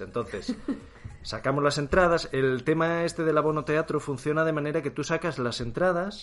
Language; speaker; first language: Spanish; native; Spanish